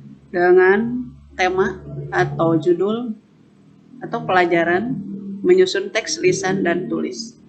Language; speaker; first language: Indonesian; native; Indonesian